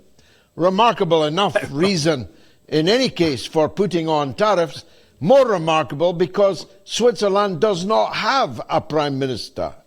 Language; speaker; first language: English; native; English